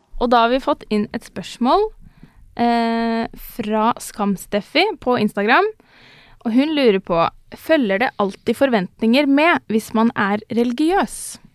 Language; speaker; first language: Norwegian; early bilingual, other home language; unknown